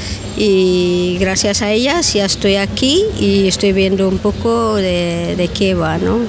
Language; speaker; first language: Spanish; non-native, learner; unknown